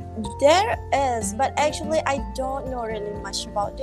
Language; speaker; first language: English; non-native, fluent; Thai